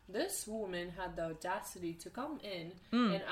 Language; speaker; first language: English; non-native, fluent; Russian